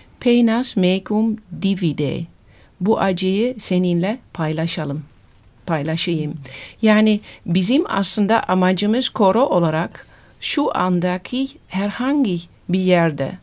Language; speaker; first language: Turkish; non-native, fluent; Dutch